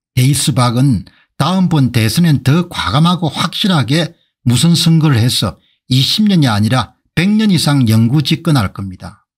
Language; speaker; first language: Korean; native; Korean